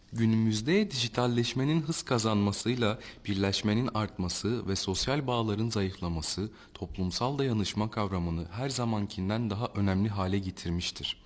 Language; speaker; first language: Turkish; native; Turkish